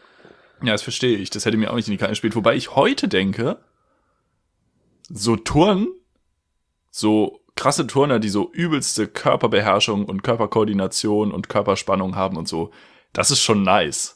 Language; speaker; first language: German; native; German